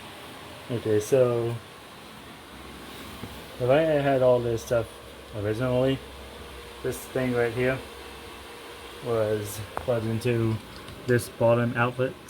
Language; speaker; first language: English; native; English